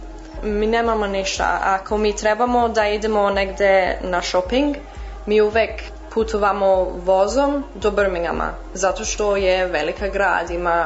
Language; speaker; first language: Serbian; early bilingual, heritage; English